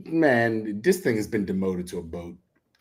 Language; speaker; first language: English; native; English